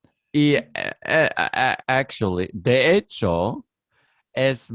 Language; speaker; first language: Spanish; non-native, learner; English